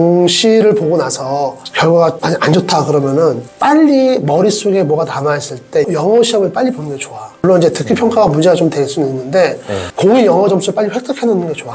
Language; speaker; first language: Korean; native; Korean